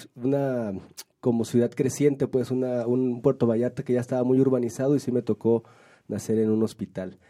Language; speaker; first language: Spanish; native; Spanish